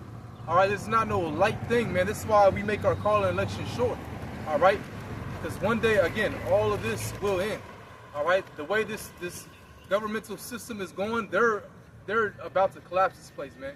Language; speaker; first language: English; native; English